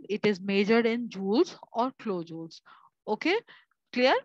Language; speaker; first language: English; non-native, local second language; Urdu